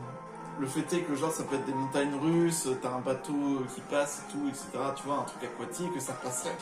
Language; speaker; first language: French; native; French